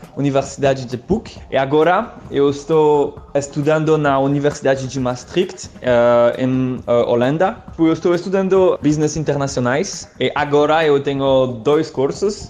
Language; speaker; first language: Portuguese; non-native, learner; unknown